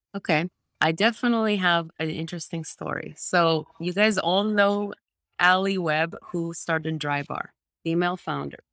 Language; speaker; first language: English; early bilingual, other home language; Russian